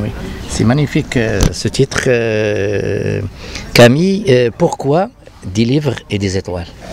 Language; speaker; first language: French; non-native, local second language; Arabic